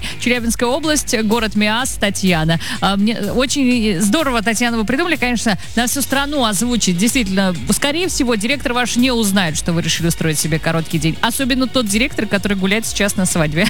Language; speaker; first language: Russian; native; Russian